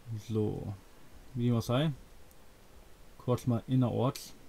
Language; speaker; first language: German; native; German